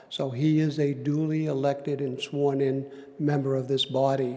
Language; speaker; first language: English; native; English